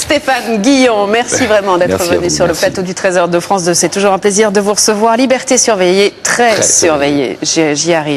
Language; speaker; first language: French; native; French